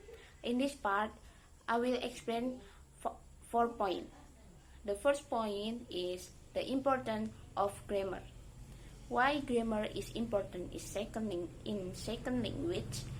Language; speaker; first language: English; non-native, learner; Indonesian